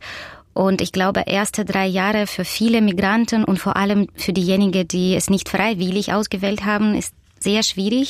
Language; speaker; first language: German; non-native, fluent; Russian